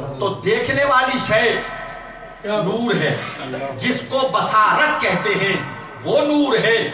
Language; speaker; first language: Urdu; non-native, local second language; Saraiki